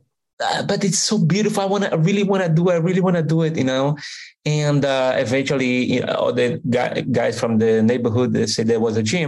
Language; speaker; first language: English; non-native, fluent; Portuguese